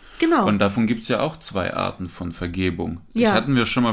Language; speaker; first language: German; native; German